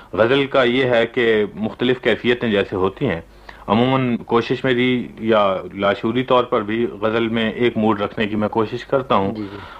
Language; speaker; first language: Urdu; non-native, local second language; Pashto